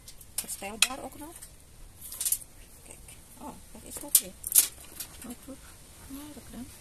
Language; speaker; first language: Dutch; non-native, learner; Indonesian